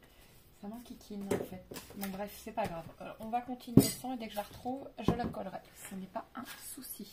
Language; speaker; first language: French; native; French